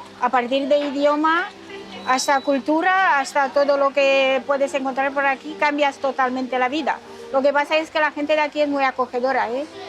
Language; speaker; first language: Spanish; non-native, fluent; Romanian